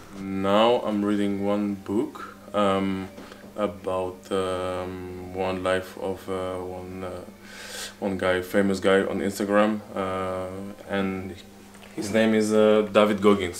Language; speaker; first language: English; non-native, fluent; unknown